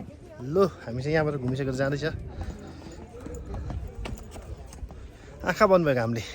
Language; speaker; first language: Nepali; non-native, local second language; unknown